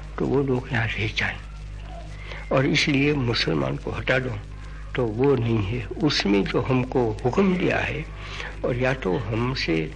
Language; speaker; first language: Hindi; non-native, local second language; Gujarati